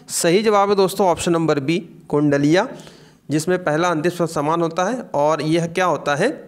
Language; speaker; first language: Hindi; native; Hindi